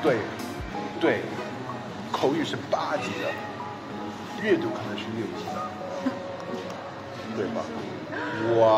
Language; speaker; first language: Chinese; non-native, fluent; English